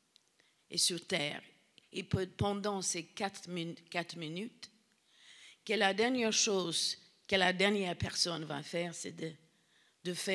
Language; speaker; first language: French; non-native, fluent; English